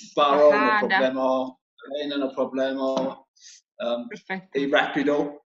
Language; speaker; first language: Spanish; non-native, learner; English